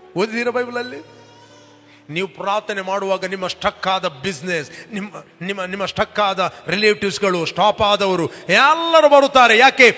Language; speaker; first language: Kannada; non-native, local second language; Konkani